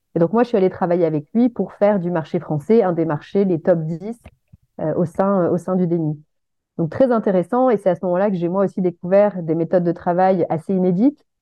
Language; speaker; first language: French; native; French